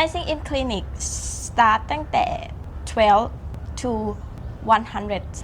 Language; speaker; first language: English; non-native, learner; Thai